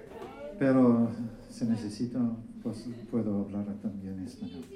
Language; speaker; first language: Spanish; non-native, learner; French